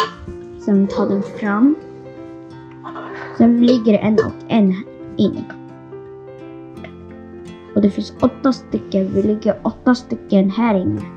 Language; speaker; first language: Swedish; non-native, learner; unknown